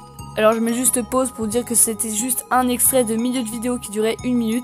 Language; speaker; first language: French; native; French